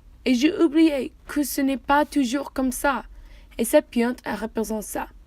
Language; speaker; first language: French; non-native, learner; English